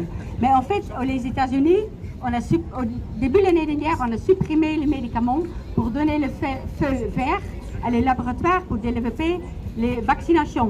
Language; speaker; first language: French; non-native, learner; Dutch